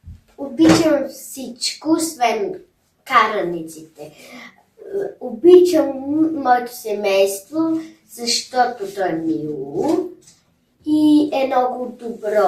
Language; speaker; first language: Bulgarian; early bilingual, heritage; German